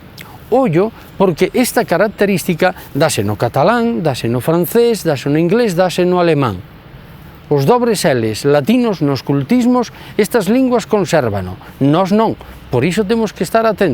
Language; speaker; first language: Galician; native; Galician